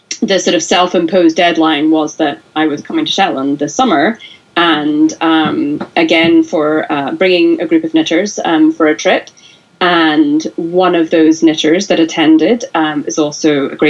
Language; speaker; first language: English; native; English